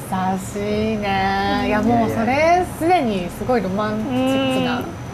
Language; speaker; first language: Japanese; native; Japanese